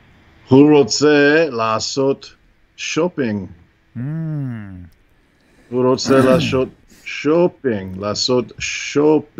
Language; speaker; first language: Hebrew; non-native, fluent; English